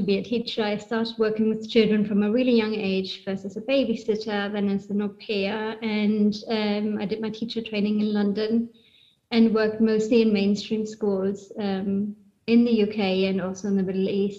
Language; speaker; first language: English; non-native, fluent; German